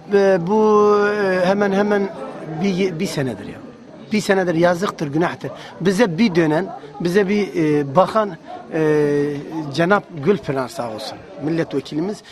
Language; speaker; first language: Turkish; native; Turkish